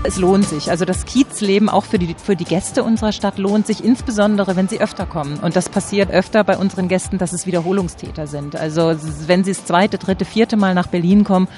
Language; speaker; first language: German; native; German